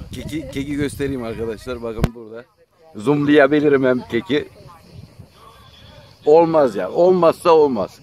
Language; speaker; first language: Turkish; native; Turkish